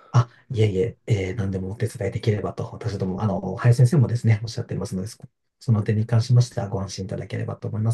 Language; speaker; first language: Japanese; native; Japanese